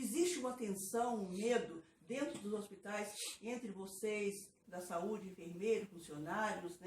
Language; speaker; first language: Portuguese; native; Portuguese